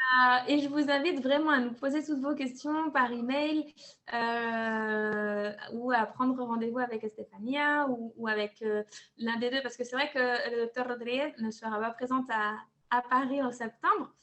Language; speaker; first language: French; native; French